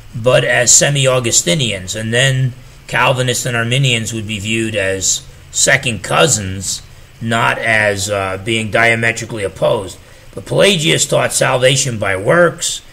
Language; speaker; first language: English; native; English